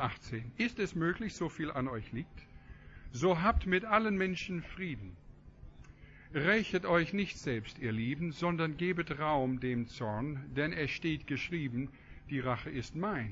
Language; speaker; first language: German; non-native, fluent; English